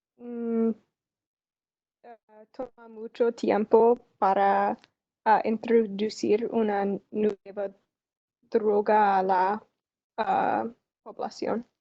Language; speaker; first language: Spanish; non-native, learner; English